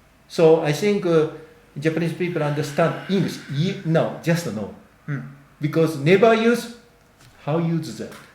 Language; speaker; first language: English; non-native, learner; Japanese